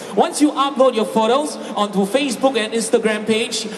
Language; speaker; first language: English; non-native, local second language; Chinese